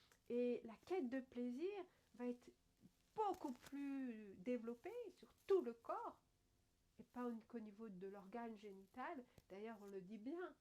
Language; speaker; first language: French; native; French